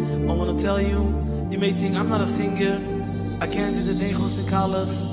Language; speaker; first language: English; early bilingual, other home language; Yiddish